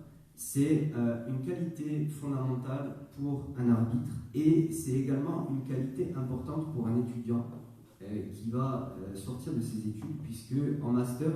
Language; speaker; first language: French; native; French